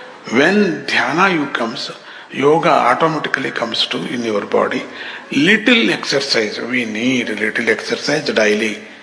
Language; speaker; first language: English; non-native, local second language; Telugu